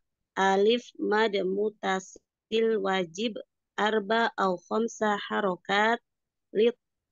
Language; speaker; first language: Arabic; non-native, learner; Indonesian